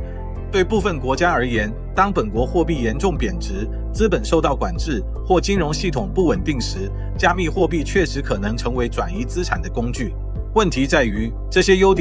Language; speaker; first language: Chinese; native; Chinese